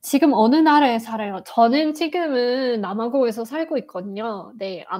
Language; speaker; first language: Korean; non-native, fluent; Afrikaans